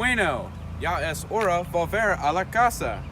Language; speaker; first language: Spanish; non-native, learner; English